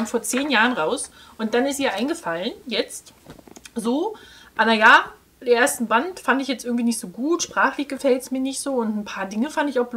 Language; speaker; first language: German; native; German